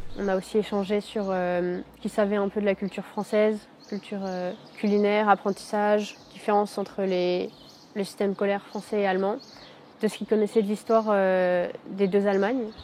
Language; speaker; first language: French; native; French